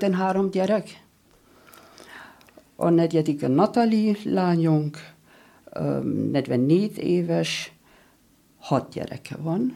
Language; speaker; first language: Hungarian; non-native, learner; German